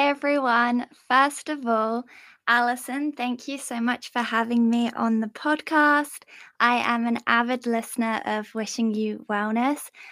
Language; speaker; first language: English; native; English